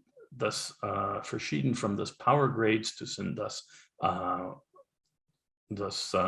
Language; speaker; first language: German; non-native, learner; English